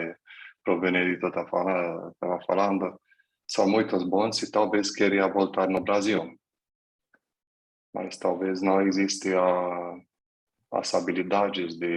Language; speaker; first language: Portuguese; non-native, fluent; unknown